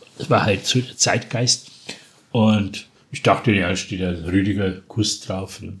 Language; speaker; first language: German; native; German